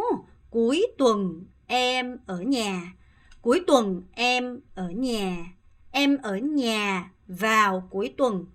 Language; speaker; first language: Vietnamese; non-native, fluent; Korean